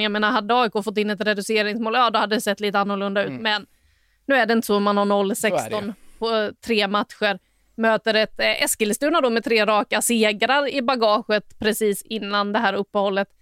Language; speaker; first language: Swedish; native; Swedish